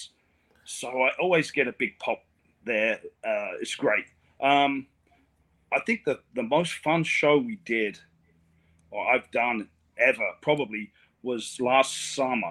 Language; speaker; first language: English; native; English